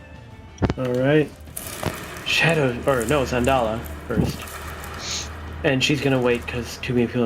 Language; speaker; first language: English; native; English